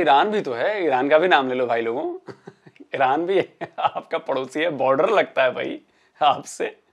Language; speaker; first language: Hindi; native; Hindi